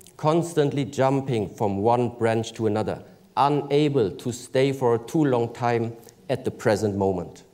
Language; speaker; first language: English; early bilingual, other home language; German